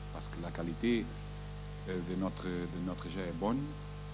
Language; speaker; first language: French; non-native, learner; Portuguese